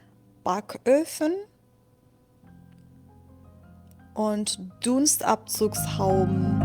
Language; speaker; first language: German; non-native, fluent; Persian